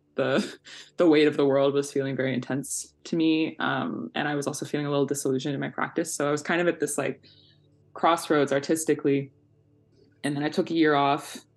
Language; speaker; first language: English; native; English